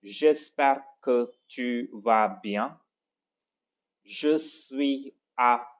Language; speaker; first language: French; non-native, fluent; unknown